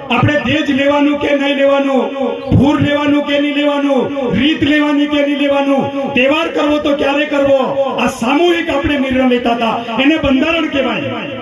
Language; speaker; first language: Gujarati; non-native, local second language; Rathawi